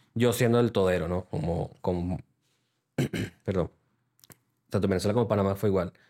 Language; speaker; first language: Spanish; native; Spanish